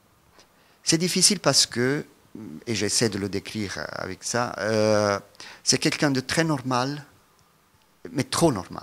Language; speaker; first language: French; non-native, fluent; Italian